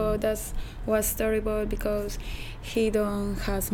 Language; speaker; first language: English; non-native, learner; Spanish